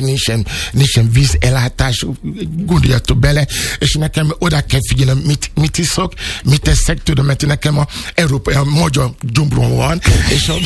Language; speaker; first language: Hungarian; non-native, learner; Yoruba